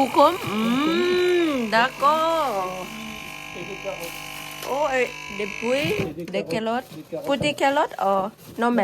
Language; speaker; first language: French; non-native, learner; Thai